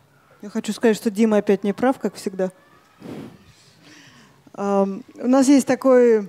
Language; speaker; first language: Russian; native; Russian